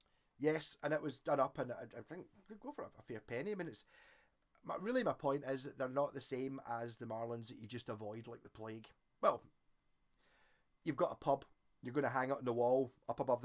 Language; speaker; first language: English; native; English